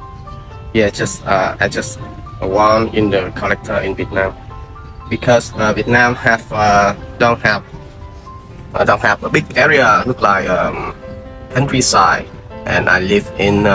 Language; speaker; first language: English; non-native, learner; Vietnamese